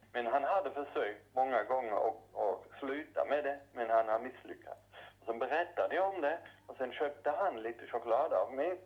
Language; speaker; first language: Swedish; non-native, fluent; German